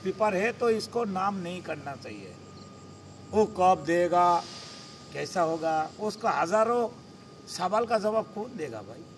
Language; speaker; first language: Hindi; non-native, local second language; Bangla